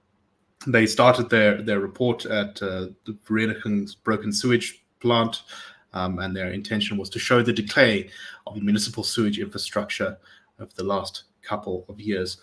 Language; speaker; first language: English; native; English